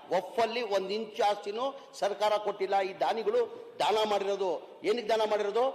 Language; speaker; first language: Kannada; non-native, local second language; Urdu